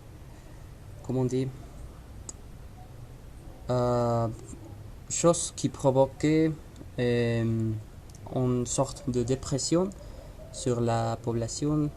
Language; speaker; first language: French; non-native, learner; Spanish